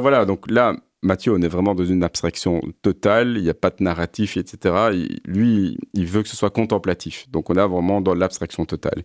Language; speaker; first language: French; native; French